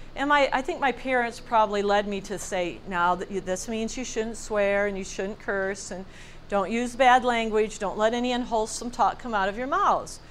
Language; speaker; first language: English; native; English